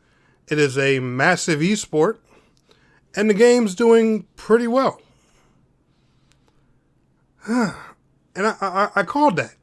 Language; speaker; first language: English; native; English